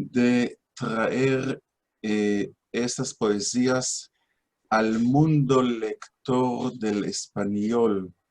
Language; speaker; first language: Spanish; non-native, fluent; Hebrew